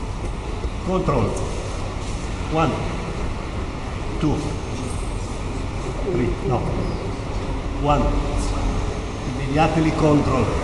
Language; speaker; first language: English; non-native, learner; Italian